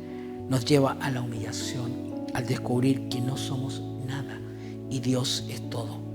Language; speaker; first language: Spanish; native; Spanish